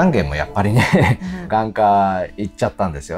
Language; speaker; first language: Japanese; native; Japanese